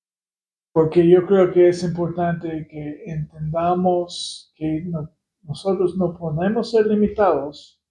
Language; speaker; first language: Spanish; non-native, fluent; English